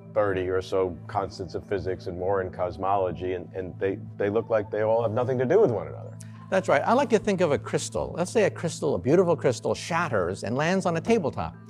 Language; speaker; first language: English; native; English